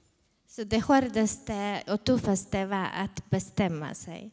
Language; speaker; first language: Swedish; non-native, fluent; Ukrainian